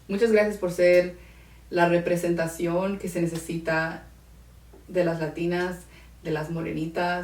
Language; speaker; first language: Spanish; early bilingual, other home language; English